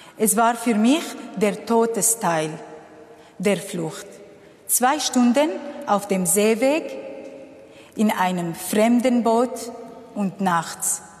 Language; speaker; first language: German; non-native, fluent; Kurdish